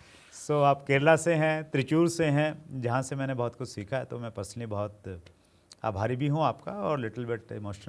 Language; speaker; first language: Hindi; native; Hindi